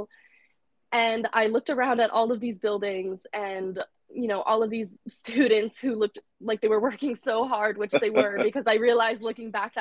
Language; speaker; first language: English; native; English